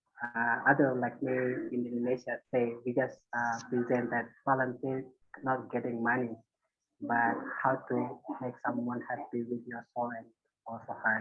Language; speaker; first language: English; non-native, learner; Indonesian